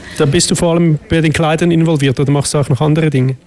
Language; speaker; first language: German; native; German